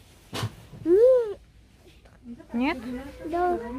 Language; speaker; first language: Russian; early bilingual, heritage; Russian